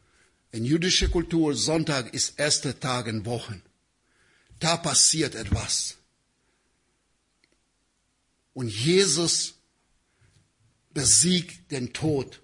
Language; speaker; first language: German; non-native, learner; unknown